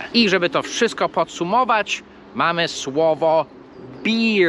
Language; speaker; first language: Polish; non-native, fluent; English